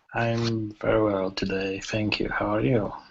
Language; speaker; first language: English; non-native, learner; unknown